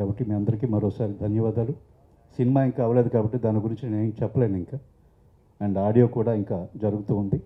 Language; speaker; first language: Telugu; native; Telugu